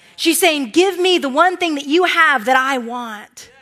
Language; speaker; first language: English; native; English